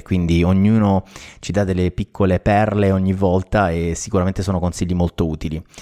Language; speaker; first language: Italian; native; Italian